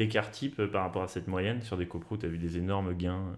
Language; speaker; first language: French; native; French